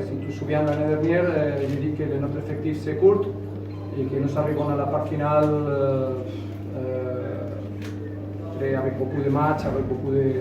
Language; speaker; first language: French; non-native, fluent; Spanish